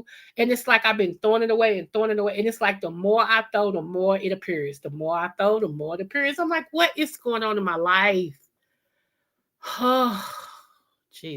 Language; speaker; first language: English; native; English